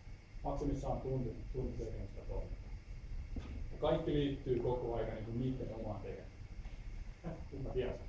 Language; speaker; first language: Finnish; native; Finnish